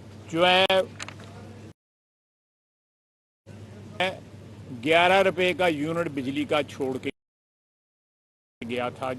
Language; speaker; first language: Urdu; non-native, local second language; Punjabi